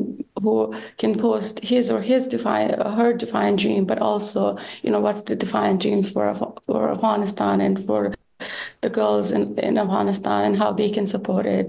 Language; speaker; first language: English; non-native, fluent; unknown